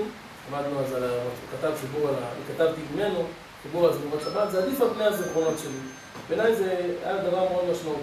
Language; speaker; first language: Hebrew; native; Hebrew